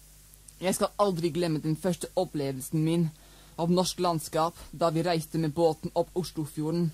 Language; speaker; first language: Norwegian; non-native, learner; English